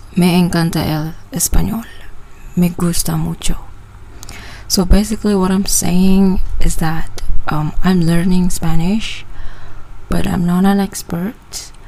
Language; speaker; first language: English; non-native, local second language; Malay